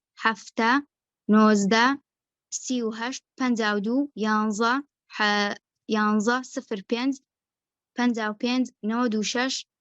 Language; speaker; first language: Central Kurdish; native; Central Kurdish